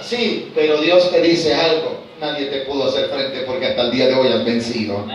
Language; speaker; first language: Spanish; native; Spanish